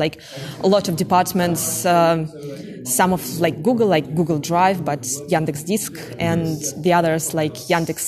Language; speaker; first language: English; non-native, fluent; Russian